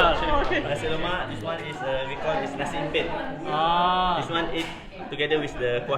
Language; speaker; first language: English; non-native, local second language; Malay